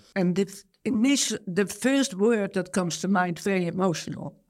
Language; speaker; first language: English; non-native, fluent; Dutch